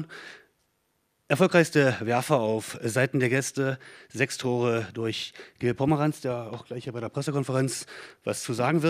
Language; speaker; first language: German; native; German